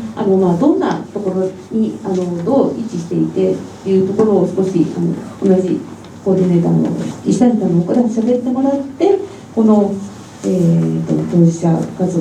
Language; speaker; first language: Japanese; native; Japanese